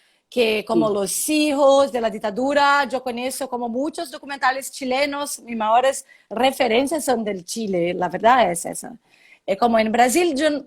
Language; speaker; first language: Spanish; non-native, learner; Portuguese